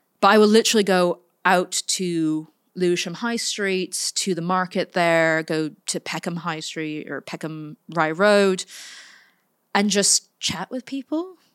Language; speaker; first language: English; native; English